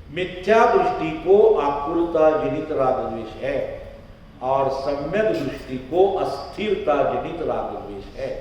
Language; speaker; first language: Hindi; non-native, local second language; Marathi